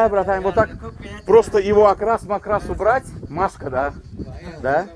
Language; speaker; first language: Russian; native; Russian